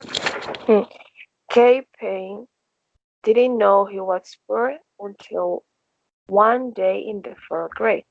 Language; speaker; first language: English; non-native, learner; Spanish